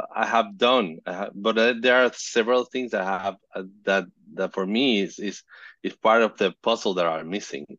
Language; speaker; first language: English; non-native, fluent; Spanish